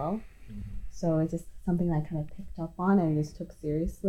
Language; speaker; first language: English; non-native, local second language; Cantonese